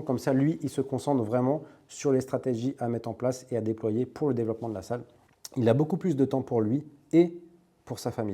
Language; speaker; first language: French; native; French